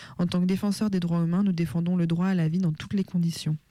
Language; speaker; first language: French; native; French